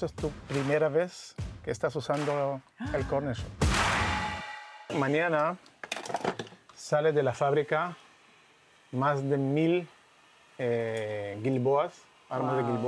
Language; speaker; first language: Spanish; non-native, learner; Hebrew